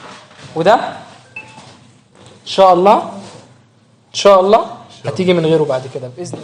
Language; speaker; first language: Arabic; native; Arabic